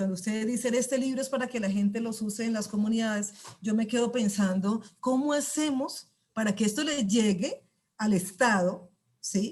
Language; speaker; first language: Spanish; native; Spanish